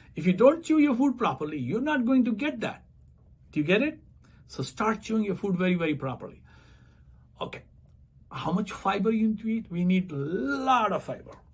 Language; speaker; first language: English; non-native, local second language; Punjabi